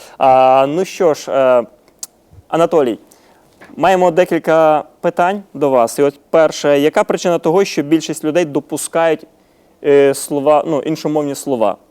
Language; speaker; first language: Ukrainian; native; Ukrainian